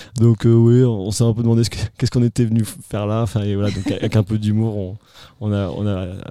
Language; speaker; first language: French; native; French